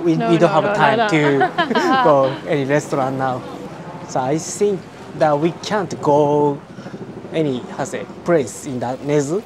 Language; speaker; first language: English; non-native, learner; Japanese